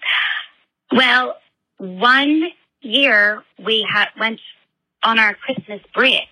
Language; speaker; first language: English; native; English